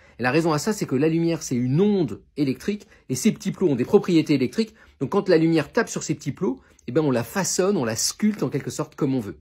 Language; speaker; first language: French; native; French